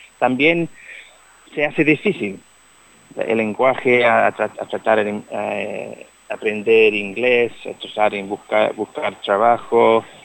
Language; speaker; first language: Spanish; early bilingual, heritage; Spanish